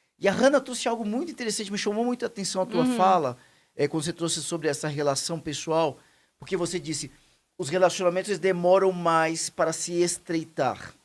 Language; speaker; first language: Portuguese; native; Portuguese